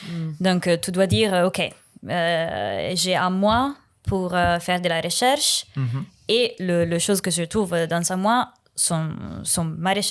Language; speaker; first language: French; non-native, learner; Italian